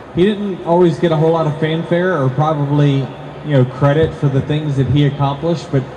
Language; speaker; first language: English; native; English